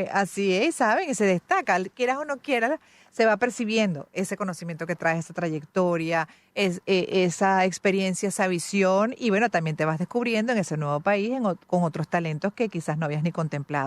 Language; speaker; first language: Spanish; native; Spanish